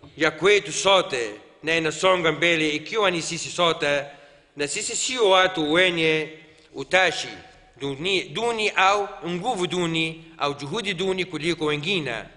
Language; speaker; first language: Swahili; non-native, fluent; Arabic